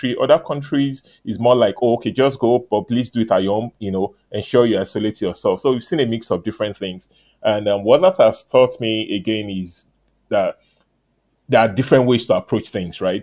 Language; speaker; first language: English; non-native, local second language; Yoruba